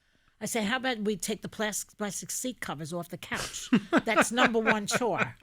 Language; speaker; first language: English; native; English